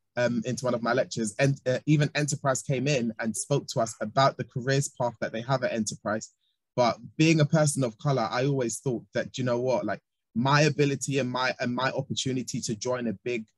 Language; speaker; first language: English; native; English